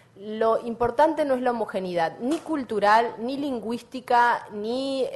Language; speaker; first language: Spanish; native; Spanish